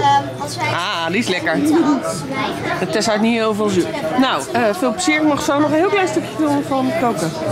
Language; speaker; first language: Dutch; native; Dutch